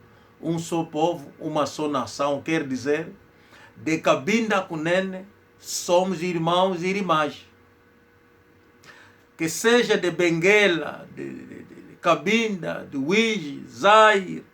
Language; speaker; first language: Portuguese; non-native, local second language; Kongo